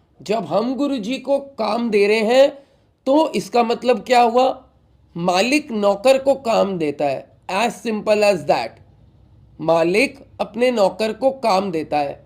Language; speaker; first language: Hindi; native; Hindi